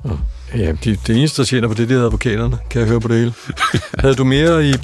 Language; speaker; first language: Danish; native; Danish